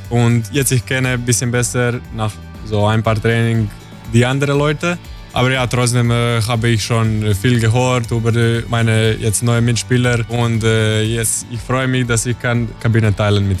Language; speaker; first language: German; non-native, fluent; Croatian